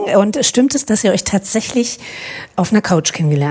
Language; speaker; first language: German; native; German